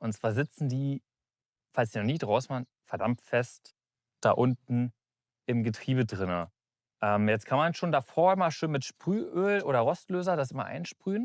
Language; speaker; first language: German; native; German